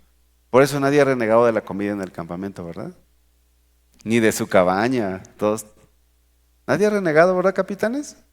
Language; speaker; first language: Spanish; native; Spanish